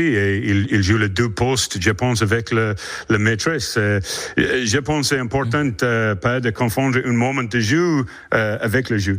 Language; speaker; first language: French; non-native, learner; English